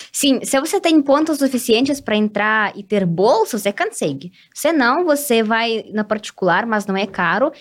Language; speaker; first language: Portuguese; non-native, fluent; Russian